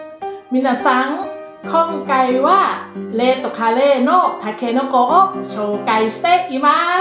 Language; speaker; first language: Japanese; non-native, learner; Thai